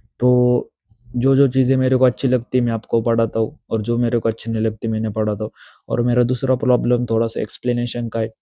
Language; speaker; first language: Hindi; non-native, local second language; Marathi